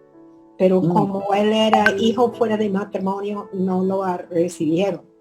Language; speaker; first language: Spanish; non-native, fluent; English